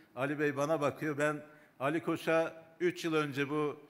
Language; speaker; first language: Turkish; native; Turkish